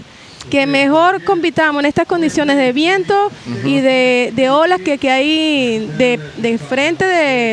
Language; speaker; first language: Spanish; native; Spanish